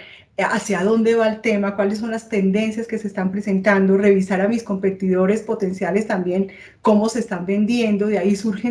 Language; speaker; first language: Spanish; native; Spanish